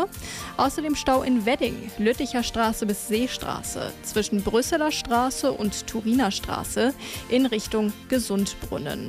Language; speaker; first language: German; native; German